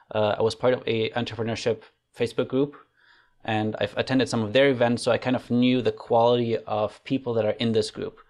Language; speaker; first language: English; non-native, fluent; German